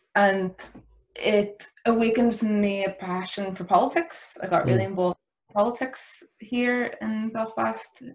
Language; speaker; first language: English; native; English